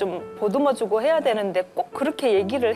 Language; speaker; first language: Korean; native; Korean